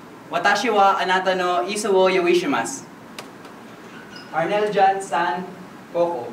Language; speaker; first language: Japanese; non-native, learner; Filipino